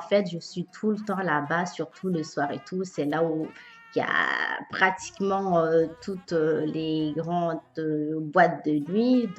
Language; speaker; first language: French; early bilingual, other home language; Bambara